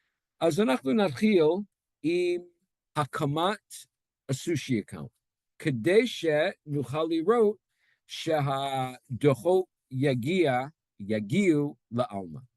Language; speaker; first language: Hebrew; non-native, fluent; English